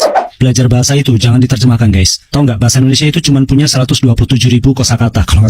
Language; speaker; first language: Indonesian; non-native, local second language; Javanese